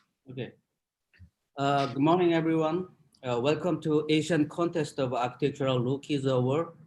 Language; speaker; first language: English; non-native, fluent; Korean